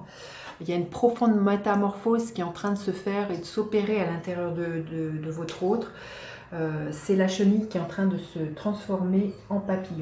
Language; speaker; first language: French; native; French